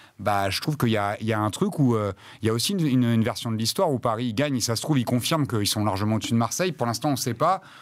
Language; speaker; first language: French; native; French